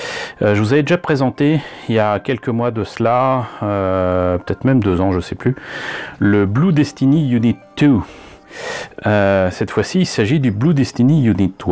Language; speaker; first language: French; native; French